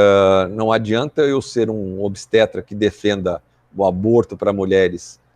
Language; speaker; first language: Portuguese; native; Portuguese